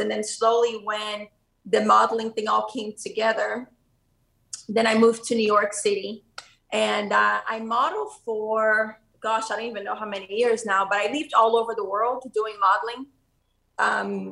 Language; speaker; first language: English; non-native, fluent; Portuguese